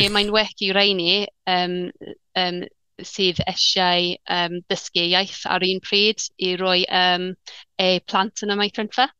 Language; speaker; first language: Welsh; non-native, learner; English